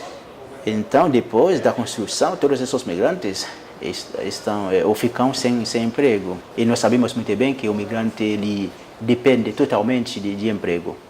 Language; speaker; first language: Portuguese; non-native, fluent; Haitian Creole